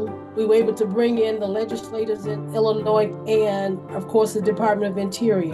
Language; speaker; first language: English; native; English